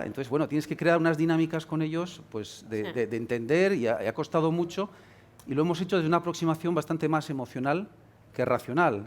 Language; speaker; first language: Spanish; native; Spanish